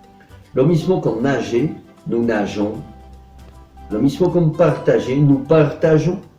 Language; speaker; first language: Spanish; non-native, fluent; French